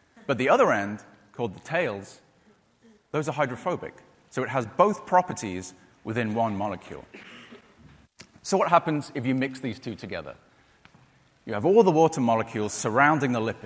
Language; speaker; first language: English; native; English